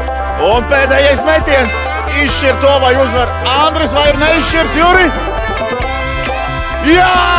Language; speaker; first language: Latvian; native; Latvian